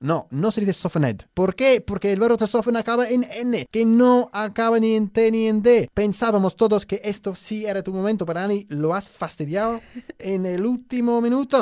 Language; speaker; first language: Spanish; non-native, fluent; English